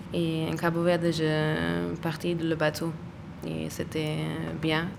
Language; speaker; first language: French; non-native, learner; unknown